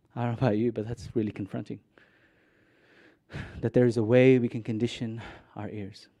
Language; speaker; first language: English; non-native, local second language; Cebuano